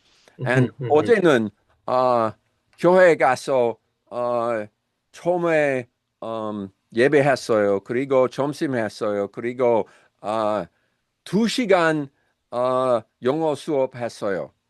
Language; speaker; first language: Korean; non-native, learner; English